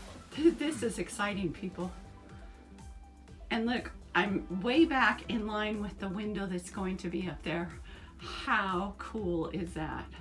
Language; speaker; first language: English; native; English